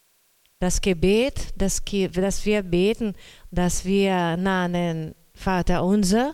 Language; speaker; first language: German; non-native, learner; Portuguese